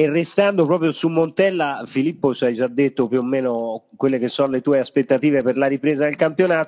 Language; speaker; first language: Italian; native; Italian